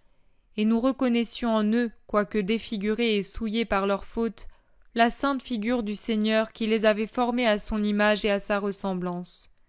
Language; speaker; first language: French; native; French